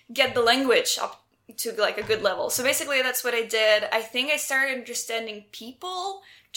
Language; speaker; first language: English; non-native, fluent; Russian